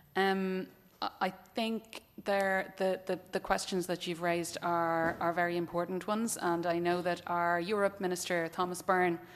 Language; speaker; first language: English; native; English